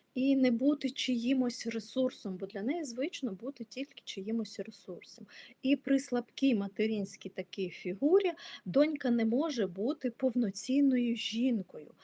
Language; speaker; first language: Ukrainian; non-native, local second language; Russian